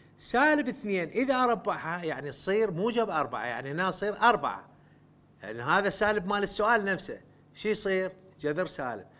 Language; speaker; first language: Arabic; non-native, local second language; Central Kurdish